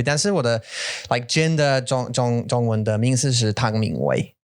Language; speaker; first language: Chinese; non-native, learner; English